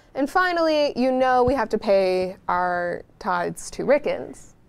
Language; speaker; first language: English; native; English